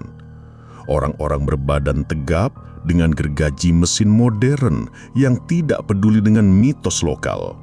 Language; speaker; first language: Indonesian; native; Indonesian